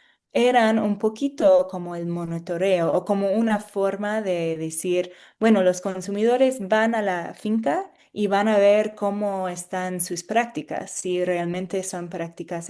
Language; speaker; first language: Spanish; non-native, fluent; English